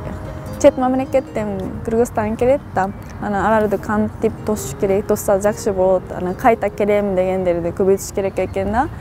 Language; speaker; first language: Kyrgyz; non-native, fluent; Japanese